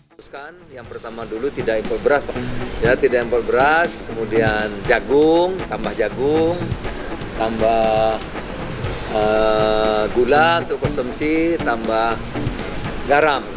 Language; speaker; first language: Indonesian; native; Indonesian